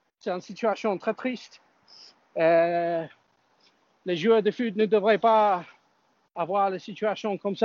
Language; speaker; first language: French; non-native, fluent; English